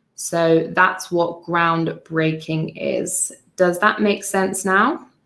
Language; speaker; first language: English; native; English